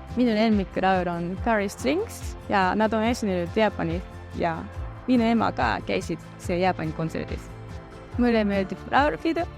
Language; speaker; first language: Estonian; non-native, learner; Japanese